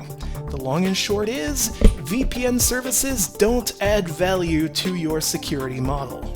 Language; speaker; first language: English; native; English